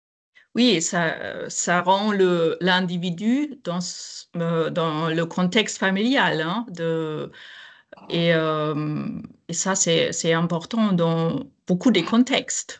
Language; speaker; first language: French; non-native, fluent; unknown